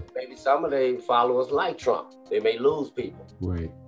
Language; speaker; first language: English; native; English